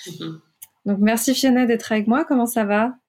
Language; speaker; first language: French; native; French